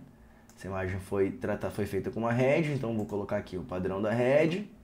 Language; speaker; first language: Portuguese; native; Portuguese